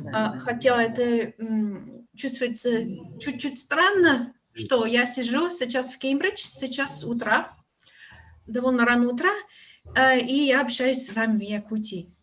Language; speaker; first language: Russian; non-native, fluent; English